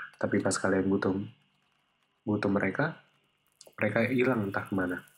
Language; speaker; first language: Indonesian; native; Indonesian